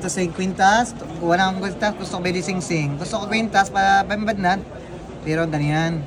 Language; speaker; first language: Filipino; non-native, learner; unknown